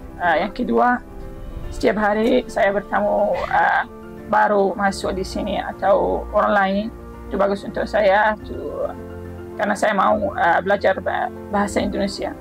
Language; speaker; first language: Indonesian; non-native, learner; Arabic